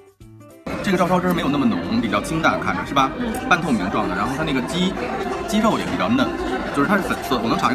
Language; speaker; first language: Chinese; native; Chinese